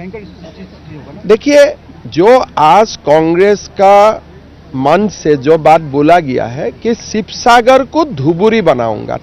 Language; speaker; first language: Hindi; non-native, local second language; Assamese